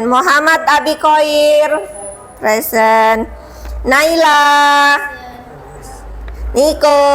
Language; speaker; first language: English; non-native, fluent; Indonesian